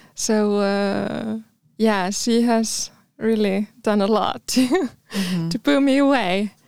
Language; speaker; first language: English; non-native, fluent; Arabic